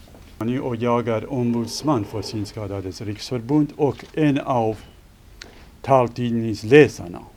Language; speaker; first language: Swedish; non-native, fluent; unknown